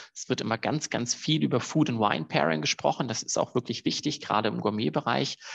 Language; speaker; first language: German; native; German